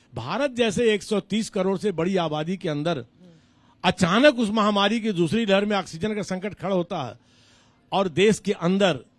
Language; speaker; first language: Hindi; native; Hindi